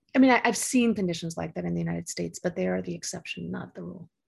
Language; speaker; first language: English; early bilingual, other home language; Spanish